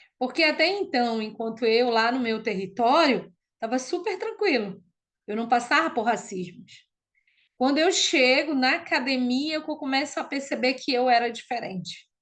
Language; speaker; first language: Portuguese; non-native, local second language; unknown